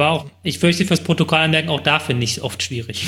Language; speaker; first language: German; native; German